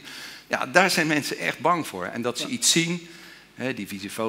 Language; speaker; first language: Dutch; native; Dutch